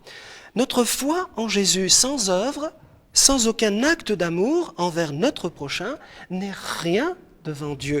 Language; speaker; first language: French; non-native, local second language; Arabic